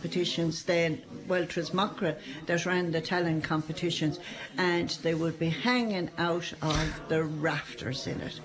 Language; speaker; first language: English; native; English